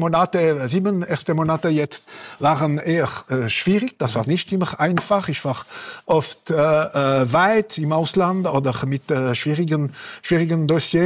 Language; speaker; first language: German; non-native, local second language; French